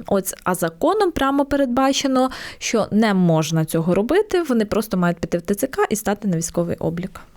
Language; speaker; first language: Ukrainian; native; Ukrainian